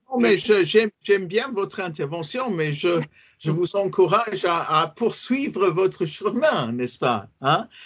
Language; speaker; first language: French; non-native, fluent; English